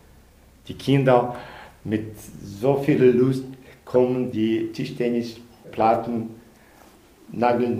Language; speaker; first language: German; non-native, learner; Russian